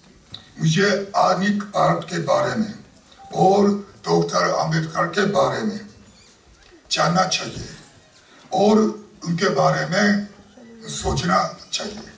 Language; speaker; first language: Hindi; non-native, fluent; Japanese